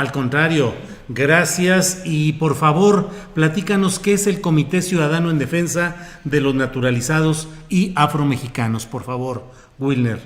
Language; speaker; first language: Spanish; native; Spanish